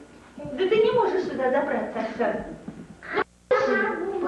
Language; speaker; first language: Russian; native; Russian